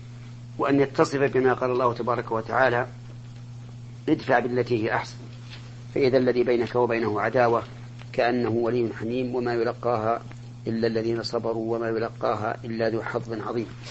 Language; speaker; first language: Arabic; native; Arabic